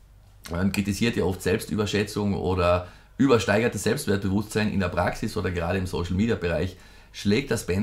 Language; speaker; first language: German; native; German